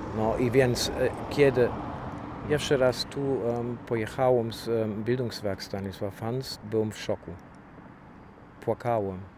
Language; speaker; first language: Polish; non-native, fluent; German